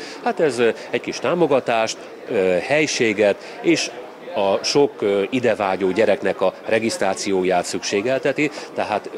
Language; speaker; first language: Hungarian; native; Hungarian